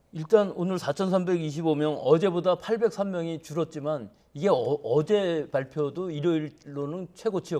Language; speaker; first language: Korean; native; Korean